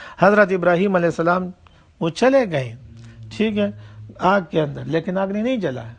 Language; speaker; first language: Urdu; non-native, local second language; Pashto